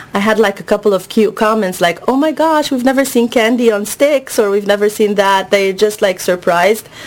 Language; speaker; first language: English; non-native, fluent; Arabic